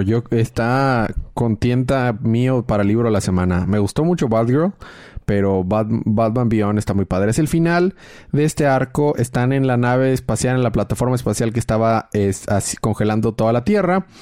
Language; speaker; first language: Spanish; native; Spanish